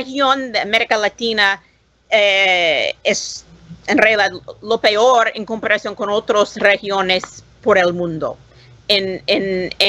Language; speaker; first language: Spanish; non-native, learner; English